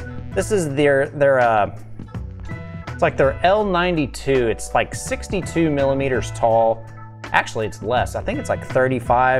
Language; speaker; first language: English; native; English